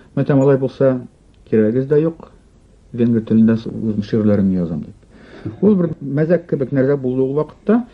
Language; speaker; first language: Tatar; non-native, local second language; Russian